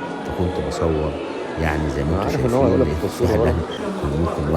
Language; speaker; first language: Arabic; native; Arabic